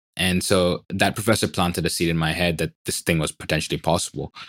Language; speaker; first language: English; non-native, local second language; Swahili